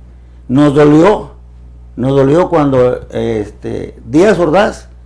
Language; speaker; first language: Spanish; native; Spanish